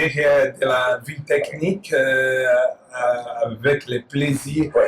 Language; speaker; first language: French; non-native, learner; Portuguese